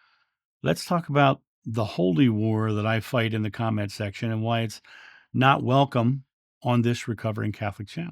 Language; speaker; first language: English; native; English